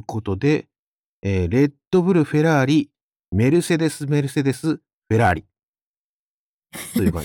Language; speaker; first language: Japanese; native; Japanese